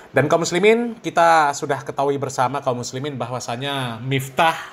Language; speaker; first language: Indonesian; native; Indonesian